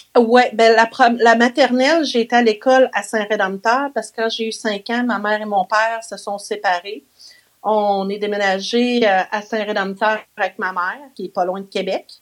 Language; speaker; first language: French; native; French